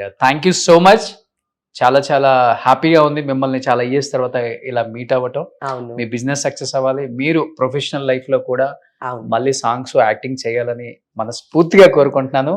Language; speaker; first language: Telugu; native; Telugu